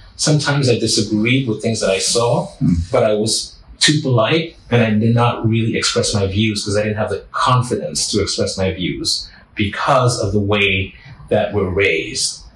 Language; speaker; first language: English; non-native, fluent; French